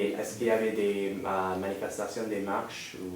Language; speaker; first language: French; non-native, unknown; English